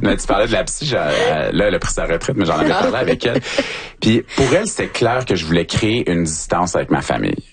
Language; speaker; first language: French; native; French